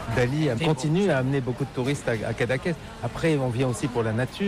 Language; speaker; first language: French; native; French